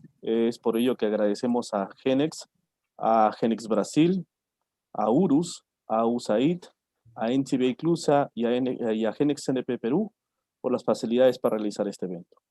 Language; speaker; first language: Spanish; native; Spanish